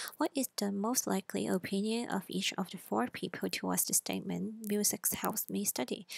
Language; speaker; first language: English; non-native, local second language; Cantonese